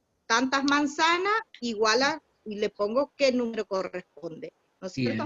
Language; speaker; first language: Spanish; native; Spanish